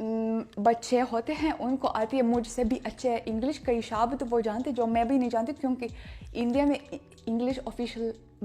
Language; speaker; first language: Hindi; non-native, fluent; Russian